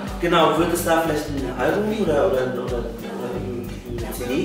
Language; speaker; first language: German; native; German